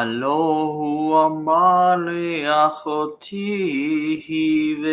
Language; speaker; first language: Hebrew; non-native, learner; English